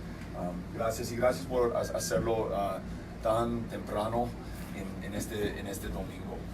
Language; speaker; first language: Spanish; non-native, fluent; English